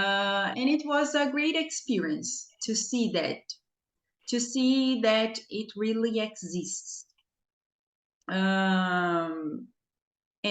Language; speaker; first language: English; non-native, fluent; Portuguese